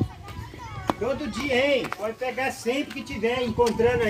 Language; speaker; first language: Portuguese; native; Portuguese